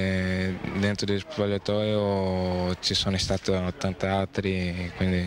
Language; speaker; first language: Italian; non-native, fluent; Portuguese